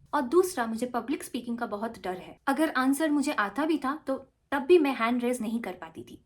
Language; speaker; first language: Hindi; non-native, local second language; Bangla